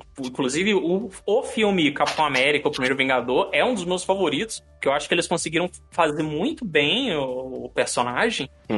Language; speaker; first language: Portuguese; native; Portuguese